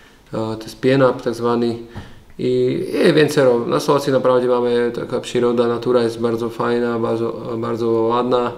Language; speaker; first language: Polish; non-native, learner; Slovak